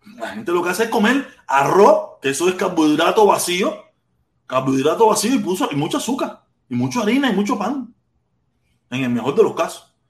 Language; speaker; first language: Spanish; native; Spanish